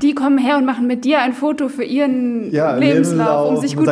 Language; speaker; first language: German; native; German